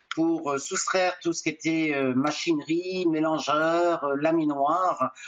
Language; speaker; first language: French; native; French